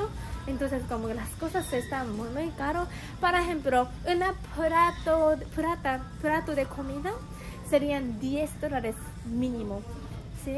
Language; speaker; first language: Spanish; non-native, learner; Japanese